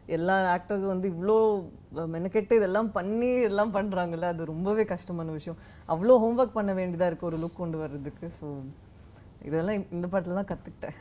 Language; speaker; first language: Tamil; non-native, local second language; Badaga